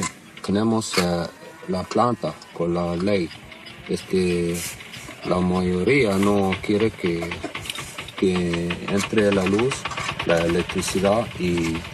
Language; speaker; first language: Spanish; non-native, local second language; Plautdietsch